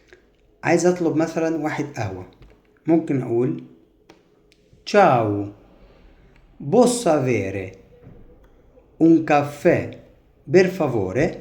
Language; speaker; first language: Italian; non-native, fluent; Arabic